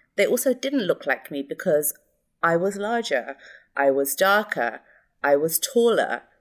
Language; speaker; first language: English; early bilingual, other home language; Hindi